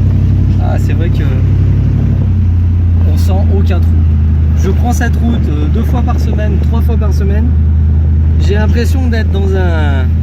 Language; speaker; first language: French; native; French